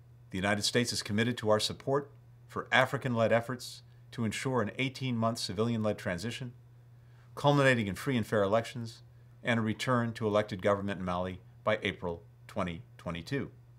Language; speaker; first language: English; native; English